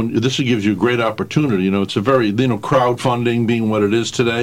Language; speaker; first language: English; native; English